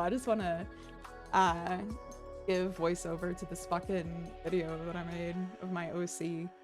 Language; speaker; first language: English; native; English